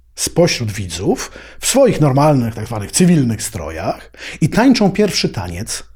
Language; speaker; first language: Polish; native; Polish